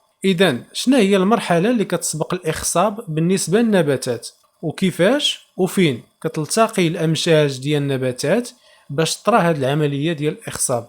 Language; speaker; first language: Arabic; native; Arabic